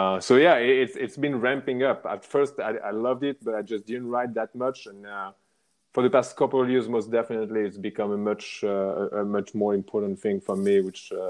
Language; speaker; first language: English; non-native, fluent; French